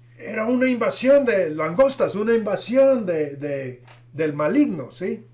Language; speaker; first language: Spanish; non-native, fluent; English